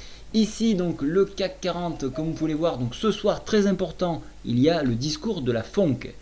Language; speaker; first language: French; native; French